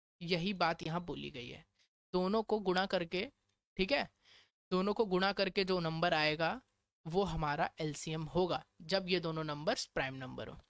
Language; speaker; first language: Hindi; non-native, local second language; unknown